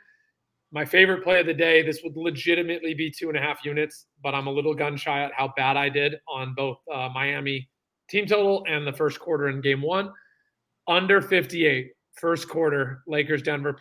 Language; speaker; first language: English; native; English